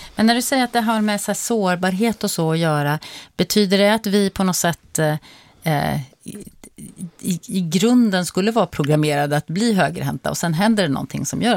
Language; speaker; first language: Swedish; native; Swedish